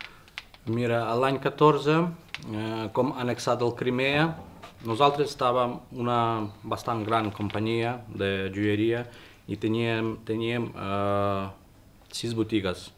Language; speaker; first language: Catalan; non-native, learner; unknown